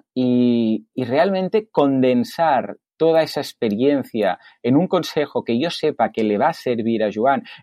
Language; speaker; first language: Spanish; native; Spanish